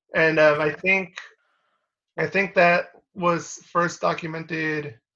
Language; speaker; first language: English; early bilingual, other home language; Spanish